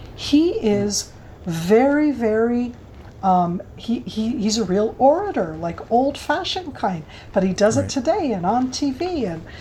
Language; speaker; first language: English; native; English